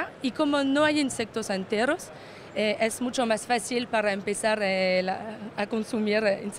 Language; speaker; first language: Spanish; non-native, fluent; French